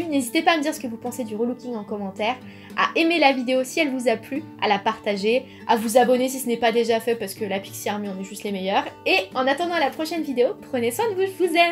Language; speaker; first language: French; native; French